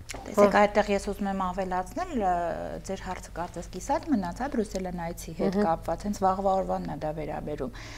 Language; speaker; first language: Armenian; native; Armenian